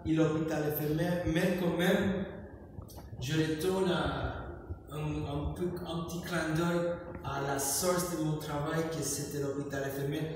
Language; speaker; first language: French; non-native, fluent; English